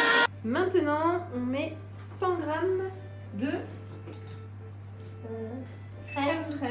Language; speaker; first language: French; native; French